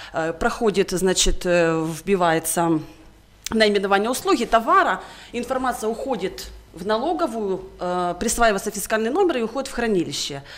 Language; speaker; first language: Russian; native; Russian